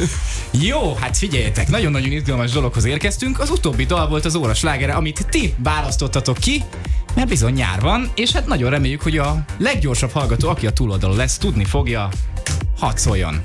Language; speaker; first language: Hungarian; native; Hungarian